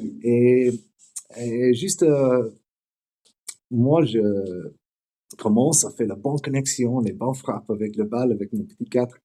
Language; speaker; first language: French; non-native, learner; English